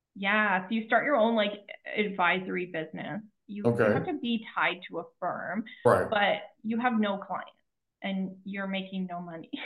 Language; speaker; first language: English; native; English